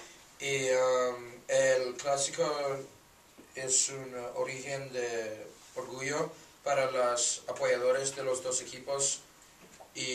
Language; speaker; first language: Spanish; non-native, learner; English